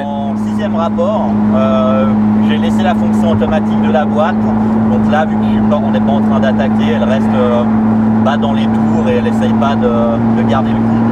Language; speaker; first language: French; native; French